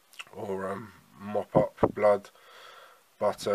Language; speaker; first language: English; native; English